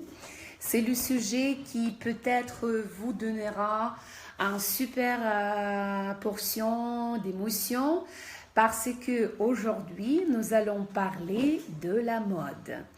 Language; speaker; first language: French; non-native, fluent; Russian